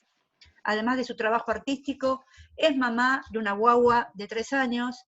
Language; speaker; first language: Spanish; native; Spanish